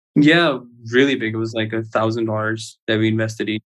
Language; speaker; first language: English; non-native, local second language; Urdu